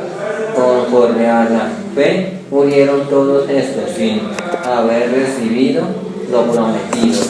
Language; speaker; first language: Spanish; native; Spanish